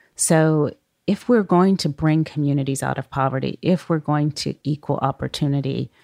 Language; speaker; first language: English; native; English